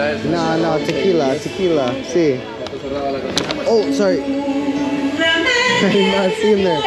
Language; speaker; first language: Spanish; non-native, learner; English